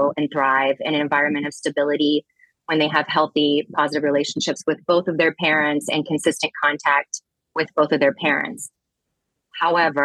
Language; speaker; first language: English; native; English